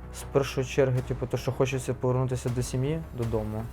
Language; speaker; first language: Ukrainian; native; Ukrainian